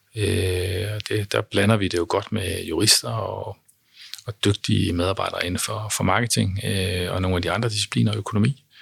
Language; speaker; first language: Danish; native; Danish